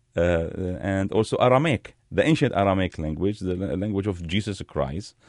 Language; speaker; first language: English; non-native, fluent; Arabic